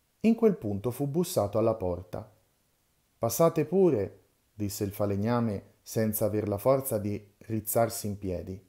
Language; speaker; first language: Italian; native; Italian